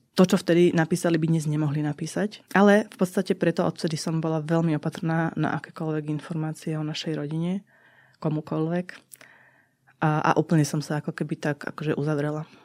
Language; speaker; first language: Slovak; native; Slovak